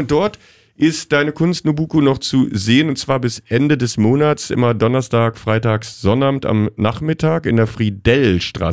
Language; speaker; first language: German; native; German